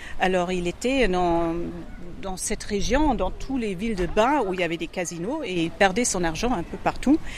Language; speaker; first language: French; non-native, fluent; German